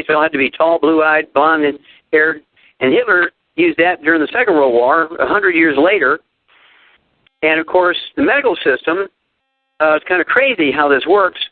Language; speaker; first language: English; native; English